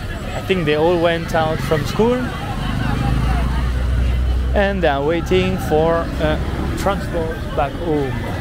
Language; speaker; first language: English; non-native, fluent; French